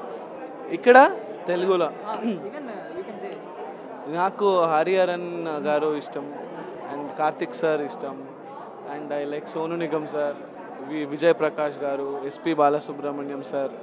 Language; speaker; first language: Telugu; non-native, learner; Kannada